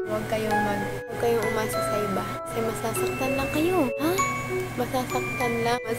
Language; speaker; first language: Filipino; non-native, local second language; Cebuano